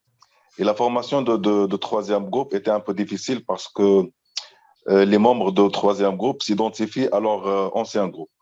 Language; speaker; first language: French; non-native, local second language; Arabic